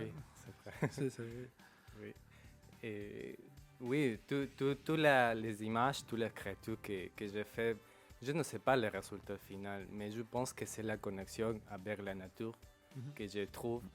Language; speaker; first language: French; non-native, local second language; Spanish